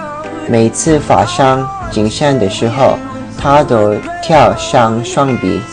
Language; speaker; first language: Chinese; non-native, learner; English